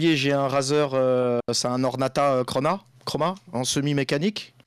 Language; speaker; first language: French; native; French